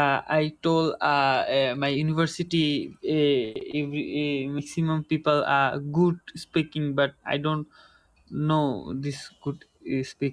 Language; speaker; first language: English; non-native, learner; Bangla